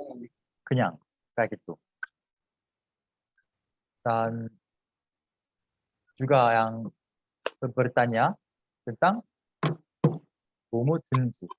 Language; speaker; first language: Indonesian; non-native, fluent; Korean